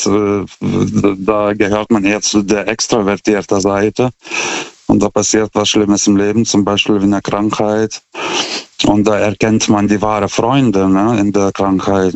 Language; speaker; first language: German; non-native, fluent; Lithuanian